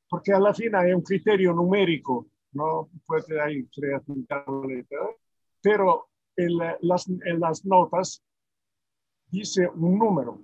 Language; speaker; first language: Spanish; non-native, fluent; Italian